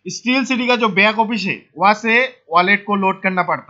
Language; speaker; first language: Hindi; non-native, local second language; Bangla